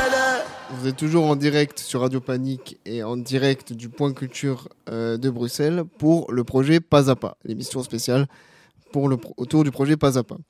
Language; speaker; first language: French; native; French